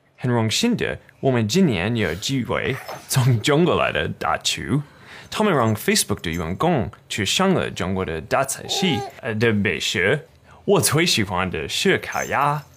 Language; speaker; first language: Chinese; non-native, learner; English